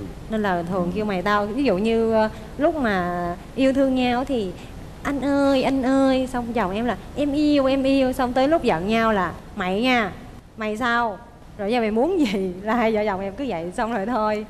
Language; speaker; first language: Vietnamese; native; Vietnamese